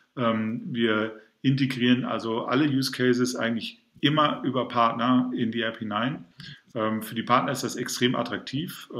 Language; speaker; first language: German; native; German